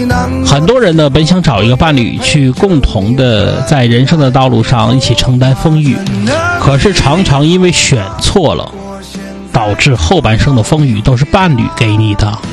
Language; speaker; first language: Chinese; native; Chinese